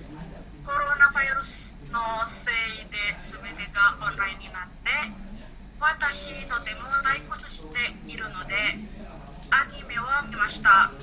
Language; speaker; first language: Japanese; non-native, learner; Indonesian